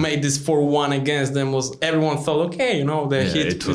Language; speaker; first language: English; non-native, learner; Polish